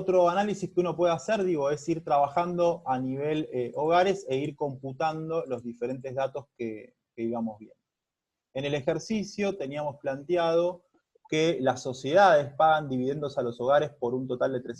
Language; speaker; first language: Spanish; native; Spanish